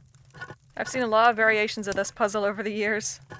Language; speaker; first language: English; native; English